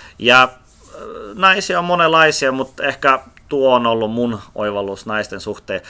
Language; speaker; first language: Finnish; non-native, fluent; Russian